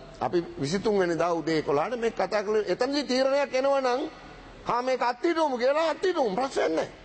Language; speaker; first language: Sinhala; native; Sinhala